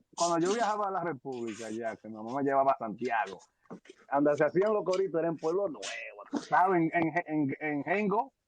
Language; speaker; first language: Spanish; early bilingual, heritage; Spanish